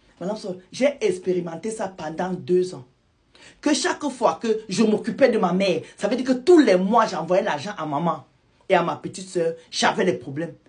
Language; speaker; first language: French; non-native, local second language; Lingala